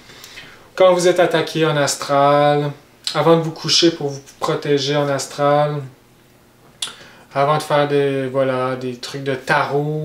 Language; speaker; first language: French; native; French